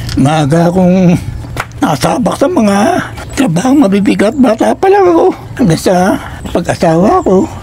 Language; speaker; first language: Filipino; native; Filipino